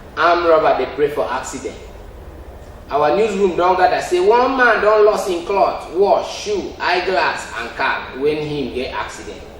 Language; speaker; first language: Nigerian Pidgin; non-native, local second language; Ibibio